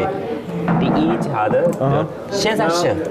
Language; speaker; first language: Chinese; non-native, fluent; Turkish